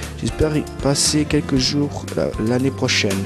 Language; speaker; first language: French; early bilingual, other home language; Portuguese